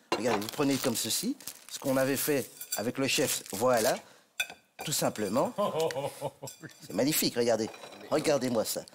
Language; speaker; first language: French; native; French